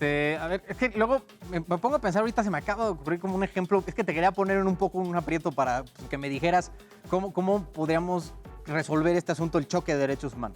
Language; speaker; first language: Spanish; native; Spanish